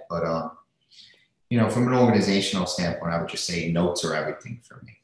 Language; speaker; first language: English; native; English